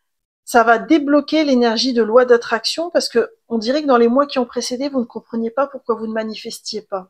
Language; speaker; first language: French; native; French